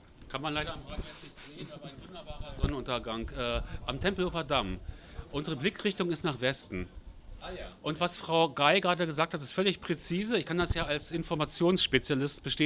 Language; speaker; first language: German; native; German